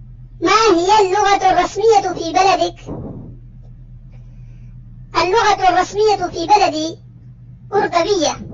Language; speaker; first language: Arabic; non-native, fluent; Urdu